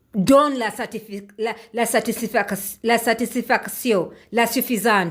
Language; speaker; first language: French; non-native, learner; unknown